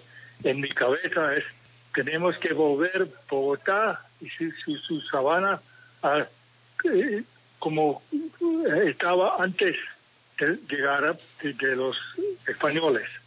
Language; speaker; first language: Spanish; non-native, fluent; English